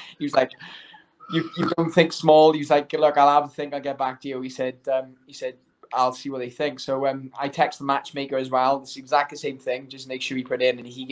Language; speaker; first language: English; native; English